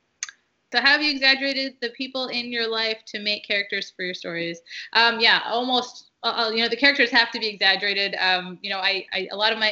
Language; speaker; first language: English; early bilingual, other home language; Arabic